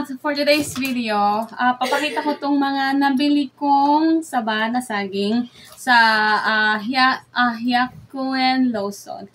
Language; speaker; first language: Filipino; native; Filipino